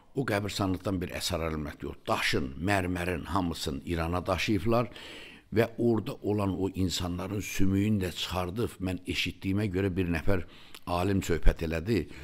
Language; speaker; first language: Azerbaijani; native; Azerbaijani